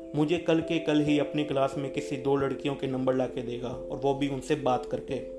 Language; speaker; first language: Hindi; native; Hindi